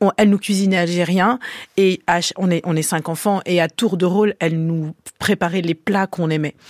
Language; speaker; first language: French; early bilingual, other home language; Arabic